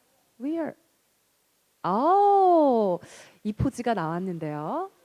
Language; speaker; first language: Korean; native; Korean